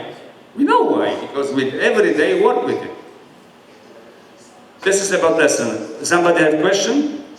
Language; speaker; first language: English; non-native, learner; Polish